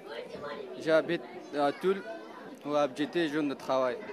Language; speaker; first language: French; non-native, learner; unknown